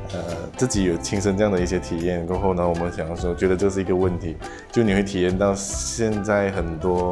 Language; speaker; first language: Chinese; native; Chinese